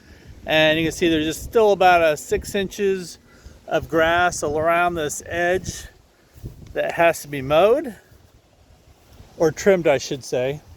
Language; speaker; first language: English; native; English